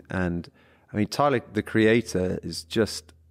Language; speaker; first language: English; early bilingual, other home language; Portuguese